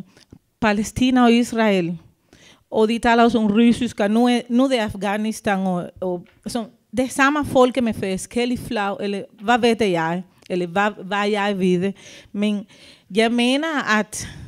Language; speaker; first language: Danish; non-native, learner; Spanish